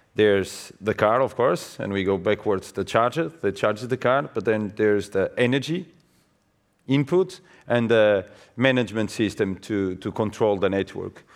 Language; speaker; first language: English; non-native, fluent; Portuguese